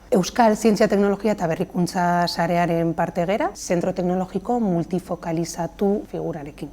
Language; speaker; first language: Basque; native; Basque